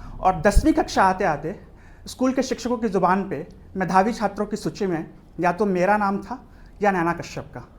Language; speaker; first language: Hindi; native; Hindi